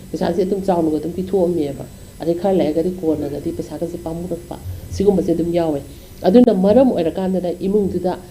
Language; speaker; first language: Manipuri; native; Manipuri